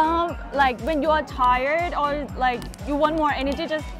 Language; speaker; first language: English; non-native, fluent; Thai